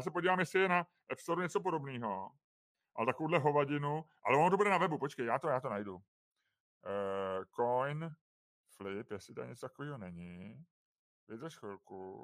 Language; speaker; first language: Czech; native; Czech